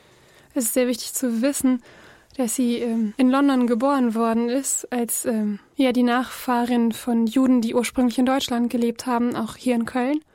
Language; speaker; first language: German; native; German